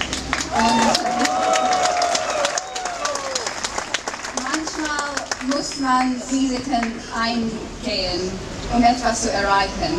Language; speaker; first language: German; non-native, fluent; English